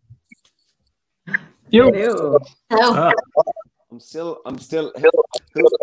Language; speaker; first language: English; native; English